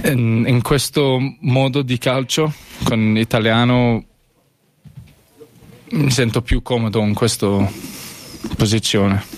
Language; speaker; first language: Italian; non-native, learner; English